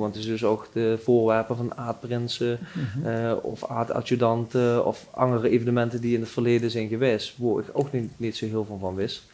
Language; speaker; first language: Dutch; native; Dutch